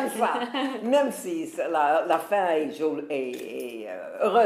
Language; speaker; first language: French; non-native, fluent; English